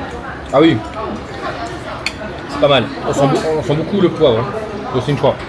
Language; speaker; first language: French; native; French